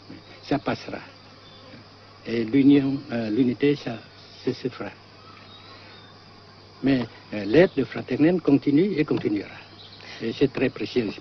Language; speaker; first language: French; non-native, fluent; Vietnamese